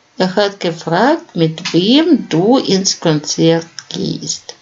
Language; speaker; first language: German; non-native, fluent; Russian